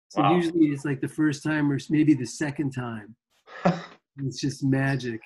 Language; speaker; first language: English; native; English